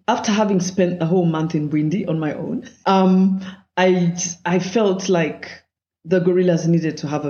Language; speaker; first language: English; non-native, local second language; Ganda